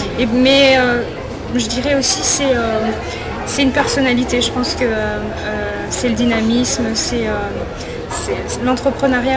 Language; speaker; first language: French; native; French